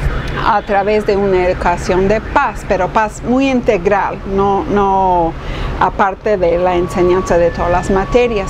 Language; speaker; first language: Spanish; non-native, fluent; English